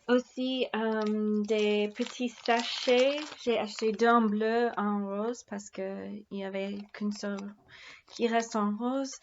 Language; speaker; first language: French; non-native, fluent; English